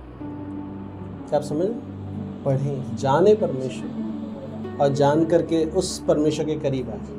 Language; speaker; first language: Hindi; native; Hindi